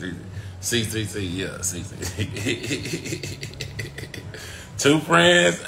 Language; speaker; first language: Spanish; non-native, learner; English